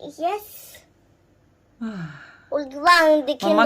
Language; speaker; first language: English; non-native, learner; Thai